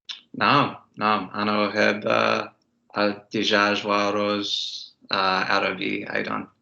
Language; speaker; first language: Arabic; non-native, learner; English